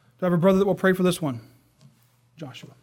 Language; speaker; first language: English; native; English